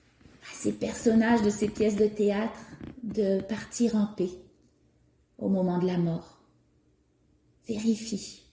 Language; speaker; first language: French; native; French